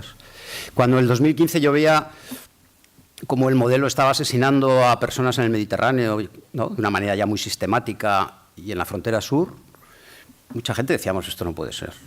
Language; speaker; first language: Spanish; native; Spanish